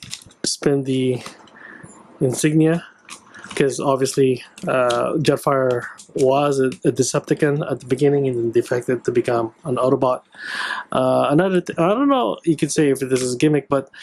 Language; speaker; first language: English; native; English